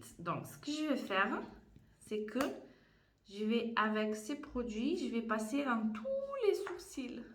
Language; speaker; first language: French; non-native, fluent; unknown